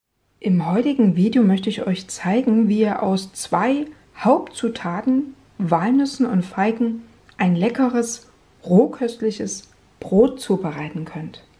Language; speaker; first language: German; native; German